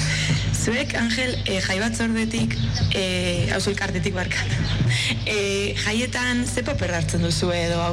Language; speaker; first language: Basque; native; Basque